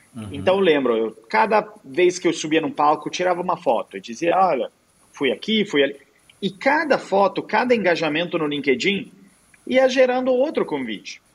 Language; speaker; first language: Portuguese; non-native, fluent; Italian